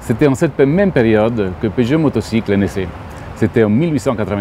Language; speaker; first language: French; native; French